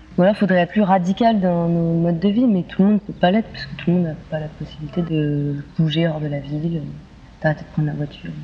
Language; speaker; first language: French; native; French